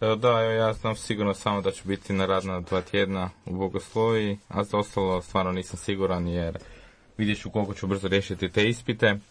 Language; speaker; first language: Croatian; native; Croatian